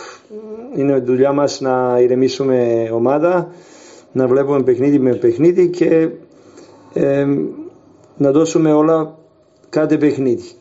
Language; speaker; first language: Greek; non-native, fluent; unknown